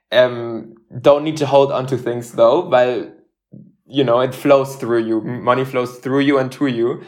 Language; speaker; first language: English; early bilingual, other home language; Spanish